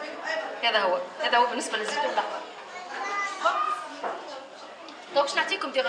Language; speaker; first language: Arabic; native; Arabic